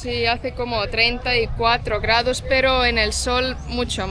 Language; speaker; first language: Spanish; non-native, fluent; Estonian